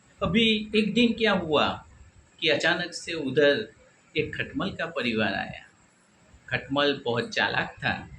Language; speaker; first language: Hindi; non-native, local second language; Gujarati